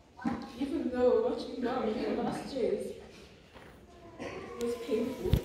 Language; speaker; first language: English; native; English